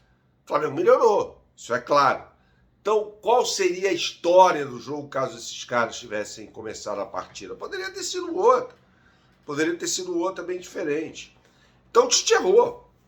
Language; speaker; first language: Portuguese; native; Portuguese